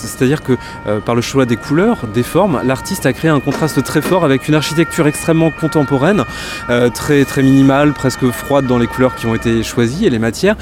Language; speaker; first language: French; native; French